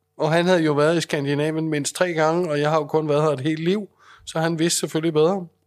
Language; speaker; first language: Danish; native; Danish